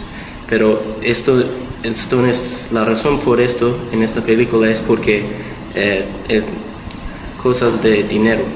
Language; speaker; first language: Spanish; early bilingual, heritage; Spanish